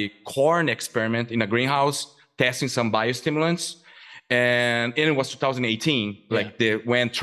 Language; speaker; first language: English; non-native, fluent; Portuguese